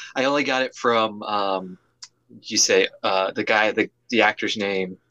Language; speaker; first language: English; native; English